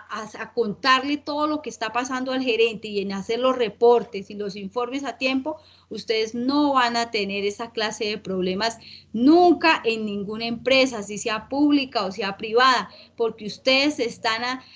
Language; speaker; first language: Spanish; native; Spanish